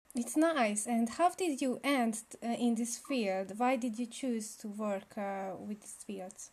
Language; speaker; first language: English; non-native, learner; Hungarian